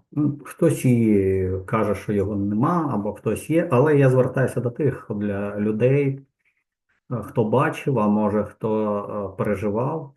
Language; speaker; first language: Ukrainian; non-native, local second language; Russian